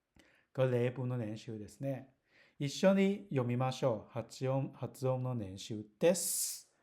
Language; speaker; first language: Japanese; non-native, learner; Cantonese